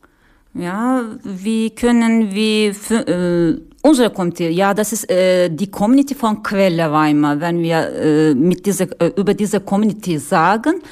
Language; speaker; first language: German; non-native, learner; Turkish